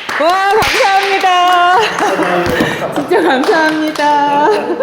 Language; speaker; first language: Korean; native; Korean